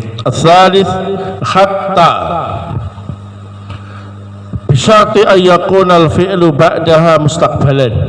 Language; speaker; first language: Arabic; non-native, fluent; Indonesian